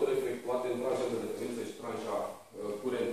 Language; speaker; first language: Romanian; native; Romanian